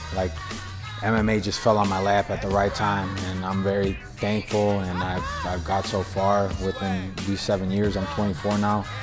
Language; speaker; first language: English; early bilingual, other home language; Spanish